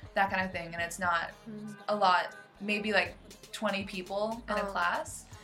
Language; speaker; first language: English; native; English